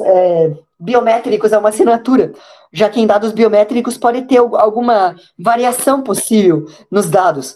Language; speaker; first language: Portuguese; native; Portuguese